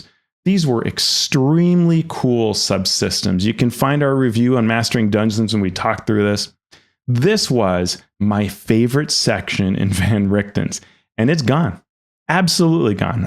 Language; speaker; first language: English; native; English